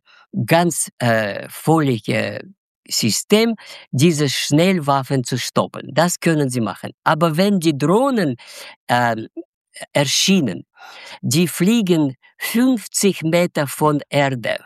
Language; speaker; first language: German; non-native, learner; Russian